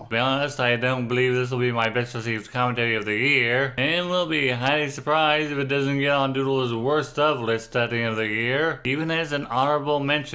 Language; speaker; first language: English; native; English